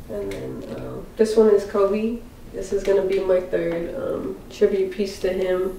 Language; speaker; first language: English; native; English